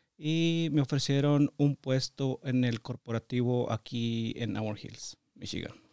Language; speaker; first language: Spanish; native; Spanish